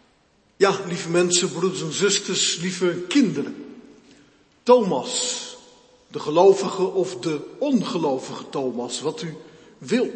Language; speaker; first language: Dutch; native; Dutch